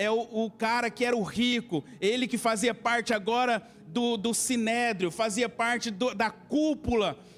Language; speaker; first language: Portuguese; native; Portuguese